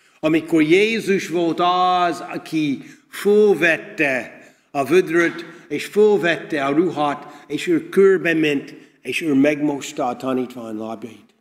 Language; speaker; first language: Hungarian; non-native, learner; English